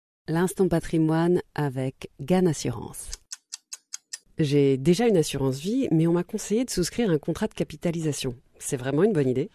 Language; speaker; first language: French; native; French